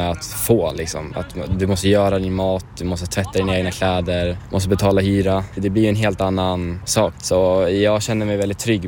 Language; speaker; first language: Swedish; native; Swedish